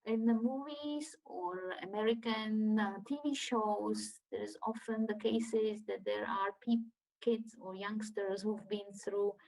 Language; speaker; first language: English; non-native, fluent; Czech